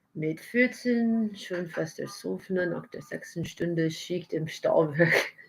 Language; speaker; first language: German; non-native, learner; English